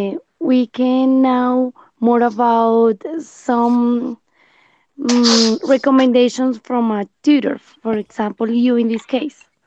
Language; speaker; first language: English; non-native, learner; Spanish